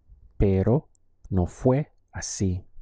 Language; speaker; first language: Spanish; non-native, fluent; English